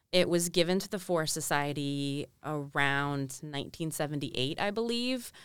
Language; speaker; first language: English; native; English